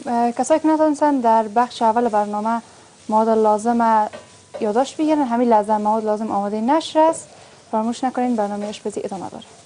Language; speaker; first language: Persian; native; Persian